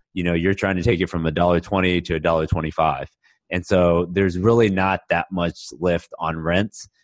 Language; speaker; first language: English; native; English